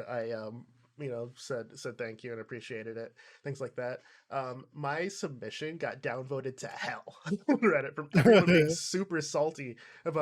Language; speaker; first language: English; native; English